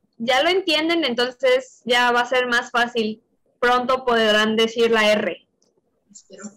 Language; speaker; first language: Spanish; native; Spanish